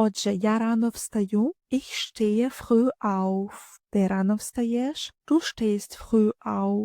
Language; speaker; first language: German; non-native, fluent; Ukrainian